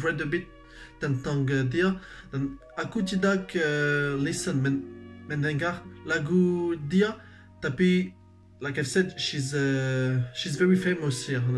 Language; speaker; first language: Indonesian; non-native, learner; French